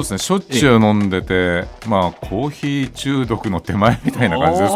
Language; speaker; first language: Japanese; native; Japanese